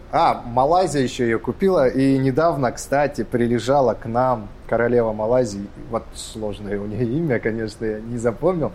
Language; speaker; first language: Russian; non-native, local second language; Kazakh